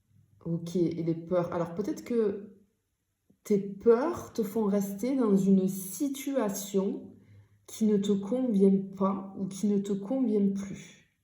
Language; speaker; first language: French; native; French